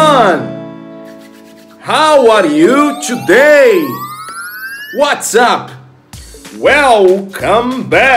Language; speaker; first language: English; non-native, fluent; Portuguese